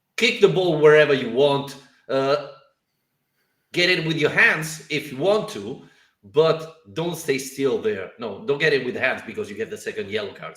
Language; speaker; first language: English; non-native, fluent; Italian